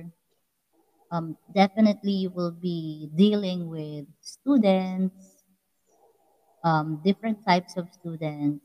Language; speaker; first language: English; non-native, local second language; Waray